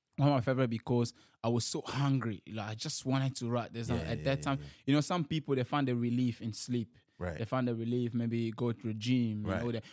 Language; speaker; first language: English; early bilingual, other home language; Lingala